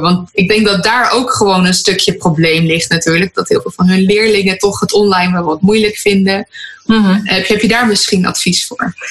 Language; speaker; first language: Dutch; native; Dutch